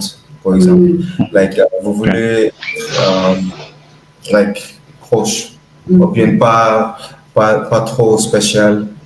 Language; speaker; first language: French; non-native, learner; English